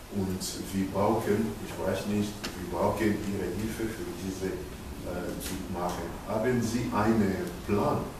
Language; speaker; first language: German; non-native, learner; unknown